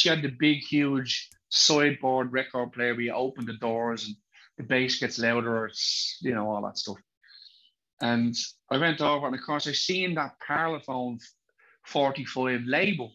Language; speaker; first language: English; native; English